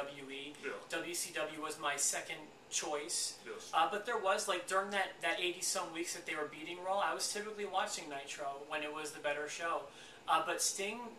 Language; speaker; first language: English; native; English